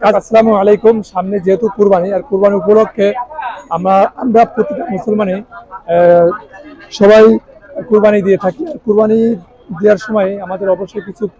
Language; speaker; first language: Bangla; native; Bangla